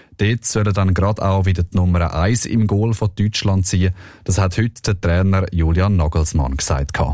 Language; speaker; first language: German; native; German